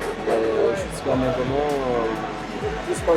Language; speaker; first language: French; non-native, local second language; Malagasy